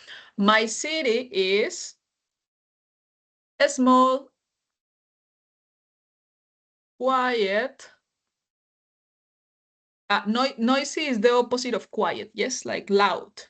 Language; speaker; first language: English; non-native, fluent; Spanish